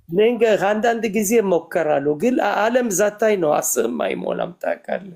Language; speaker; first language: Amharic; non-native, fluent; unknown